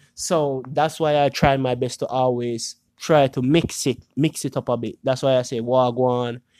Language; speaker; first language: English; non-native, local second language; Jamaican Creole English